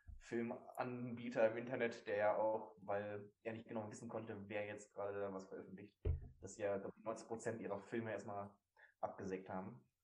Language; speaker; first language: German; native; German